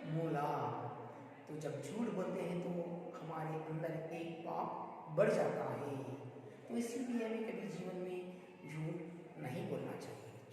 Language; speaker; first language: Hindi; non-native, local second language; Kannada